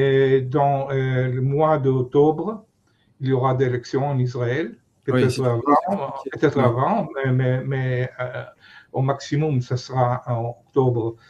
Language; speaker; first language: French; non-native, fluent; Hebrew